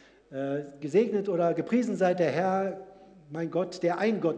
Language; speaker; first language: German; native; German